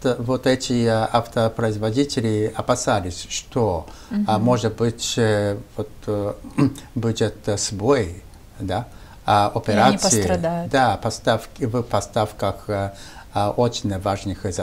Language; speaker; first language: Russian; non-native, fluent; Japanese